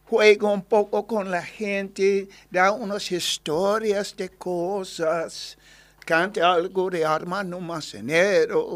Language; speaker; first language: Spanish; non-native, learner; English